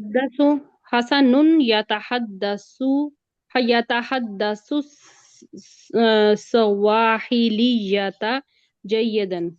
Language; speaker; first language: Arabic; non-native, learner; Urdu